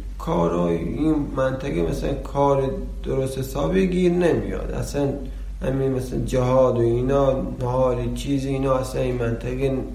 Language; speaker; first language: Persian; non-native, local second language; Baluchi